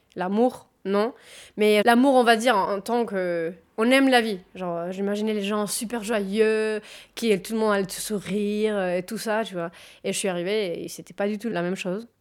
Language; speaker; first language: French; non-native, fluent; Spanish